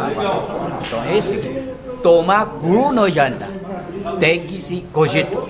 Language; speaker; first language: Portuguese; non-native, learner; Chinese